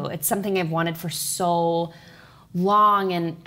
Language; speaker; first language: English; native; English